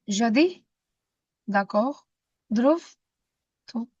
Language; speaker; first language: French; non-native, fluent; Hindi